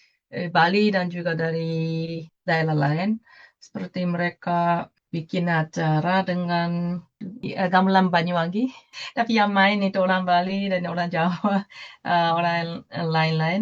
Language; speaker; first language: Indonesian; non-native, fluent; Japanese